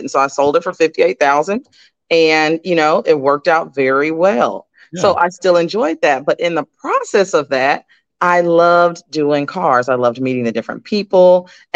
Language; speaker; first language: English; native; English